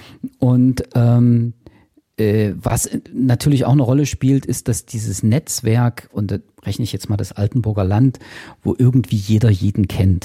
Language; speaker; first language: German; native; German